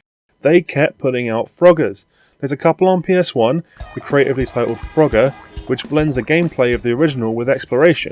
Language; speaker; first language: English; native; English